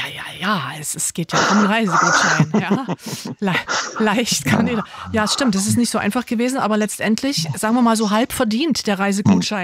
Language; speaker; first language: German; native; German